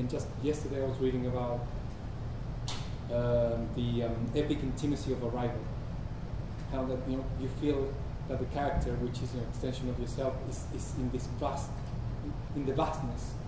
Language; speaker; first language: English; early bilingual, other home language; Spanish